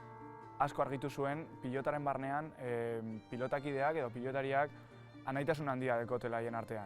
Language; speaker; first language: Basque; native; Basque